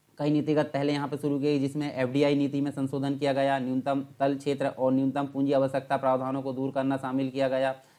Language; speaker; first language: Hindi; native; Hindi